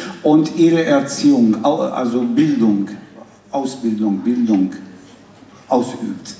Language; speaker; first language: German; non-native, fluent; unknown